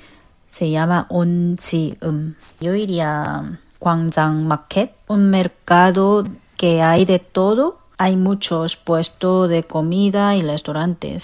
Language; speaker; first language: Spanish; non-native, learner; Korean